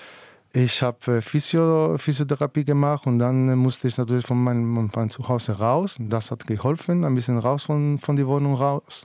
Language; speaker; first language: German; non-native, fluent; Spanish